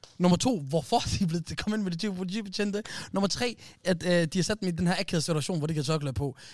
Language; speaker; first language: Danish; early bilingual, other home language; Somali